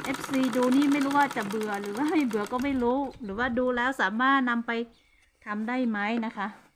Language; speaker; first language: Thai; non-native, local second language; Hmong